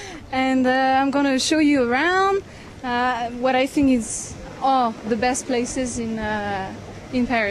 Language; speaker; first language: English; non-native, fluent; French